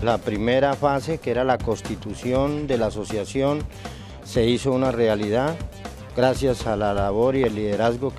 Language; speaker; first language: Spanish; native; Spanish